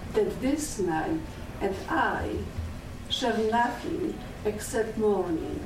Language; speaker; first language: English; non-native, fluent; Polish